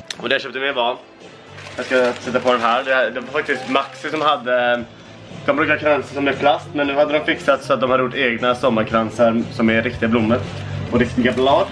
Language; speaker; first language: Swedish; native; Swedish